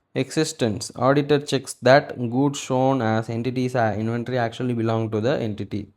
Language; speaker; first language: English; non-native, local second language; Tamil